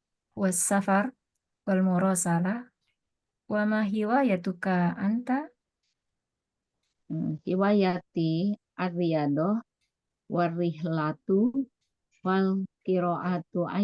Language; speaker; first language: Arabic; non-native, learner; Indonesian